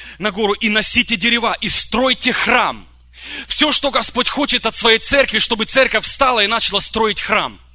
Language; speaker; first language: Russian; early bilingual, other home language; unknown